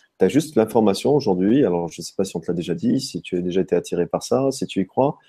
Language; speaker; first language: French; native; French